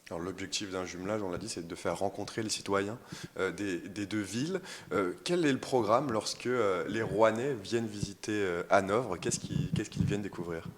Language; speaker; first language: French; native; French